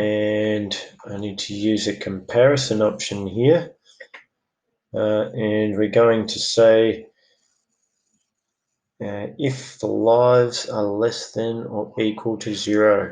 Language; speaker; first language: English; native; English